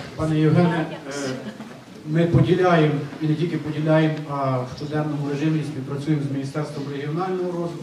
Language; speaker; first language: Ukrainian; native; Ukrainian